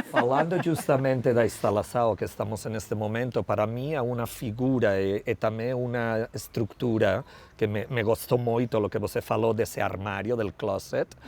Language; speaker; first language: Portuguese; non-native, learner; Spanish